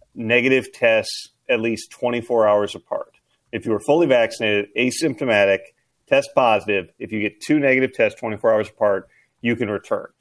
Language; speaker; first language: English; native; English